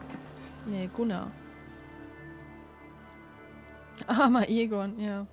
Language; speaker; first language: German; native; German